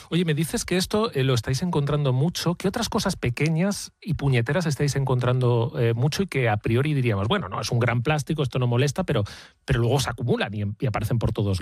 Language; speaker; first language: Spanish; native; Spanish